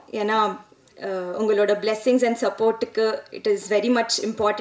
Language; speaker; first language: Tamil; non-native, learner; Telugu